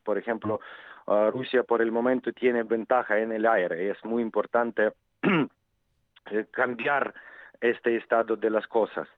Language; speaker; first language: Spanish; non-native, fluent; Ukrainian